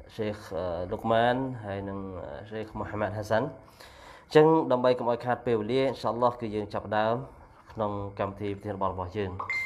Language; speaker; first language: Khmer; non-native, local second language; Eastern Cham